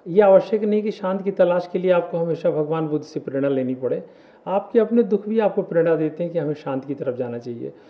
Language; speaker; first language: Hindi; native; Hindi